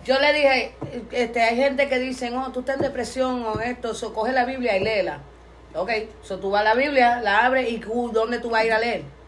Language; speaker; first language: Spanish; native; Spanish